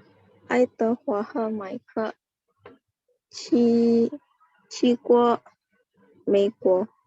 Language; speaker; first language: Chinese; non-native, learner; Indonesian